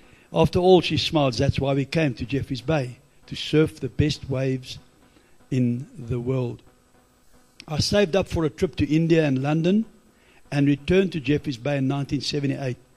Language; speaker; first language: English; non-native, local second language; Afrikaans